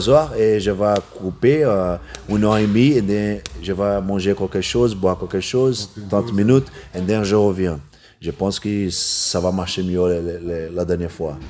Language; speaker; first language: French; non-native, learner; Portuguese